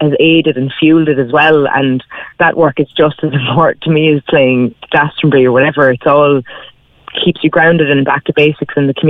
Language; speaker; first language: English; native; English